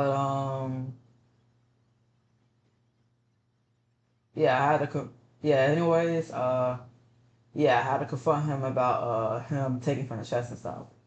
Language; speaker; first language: English; native; English